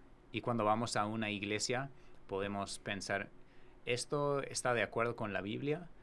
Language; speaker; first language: Spanish; non-native, fluent; English